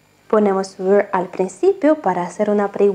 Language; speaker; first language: Spanish; non-native, fluent; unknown